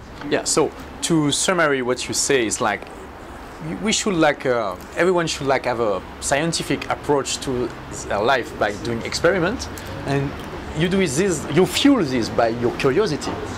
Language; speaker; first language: English; non-native, fluent; French